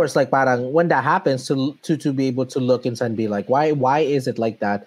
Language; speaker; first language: English; early bilingual, other home language; Filipino